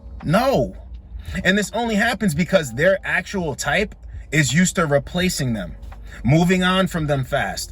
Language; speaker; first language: English; native; English